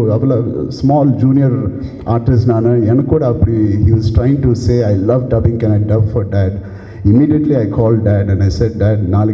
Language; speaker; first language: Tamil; non-native, learner; Telugu